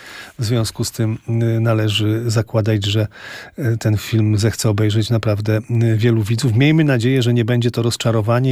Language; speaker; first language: Polish; native; Polish